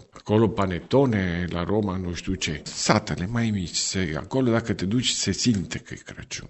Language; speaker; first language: Romanian; non-native, fluent; Italian